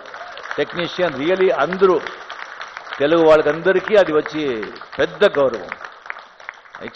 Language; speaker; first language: Telugu; non-native, fluent; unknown